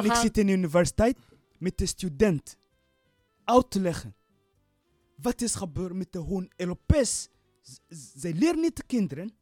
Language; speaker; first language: Dutch; non-native, learner; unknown